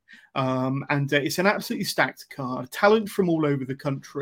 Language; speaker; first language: English; native; English